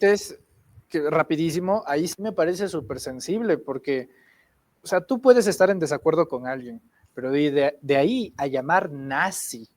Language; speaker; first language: Spanish; native; Spanish